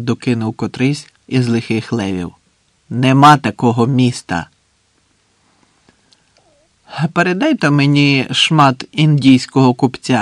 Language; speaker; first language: Ukrainian; native; Ukrainian